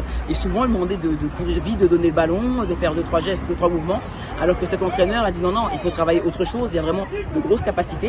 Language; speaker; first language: French; native; French